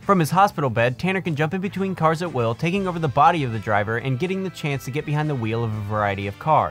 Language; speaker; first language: English; native; English